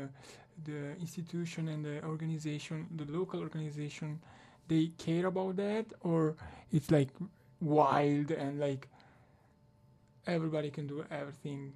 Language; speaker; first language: English; non-native, learner; Italian